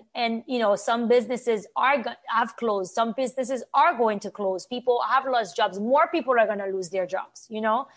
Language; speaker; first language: English; non-native, fluent; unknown